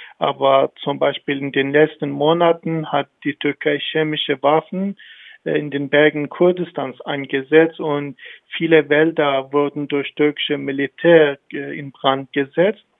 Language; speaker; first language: German; non-native, fluent; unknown